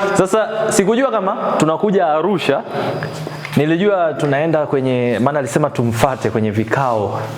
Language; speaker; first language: Swahili; native; Swahili